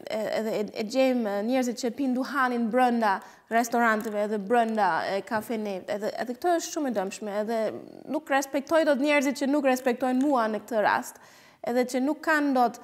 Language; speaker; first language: Albanian; non-native, fluent; German